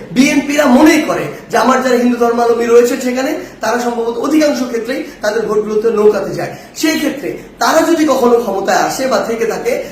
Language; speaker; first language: Bangla; native; Bangla